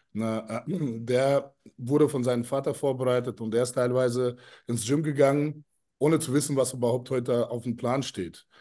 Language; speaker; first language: German; early bilingual, other home language; Russian